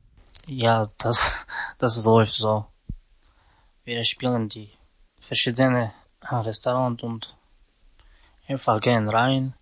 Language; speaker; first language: German; non-native, learner; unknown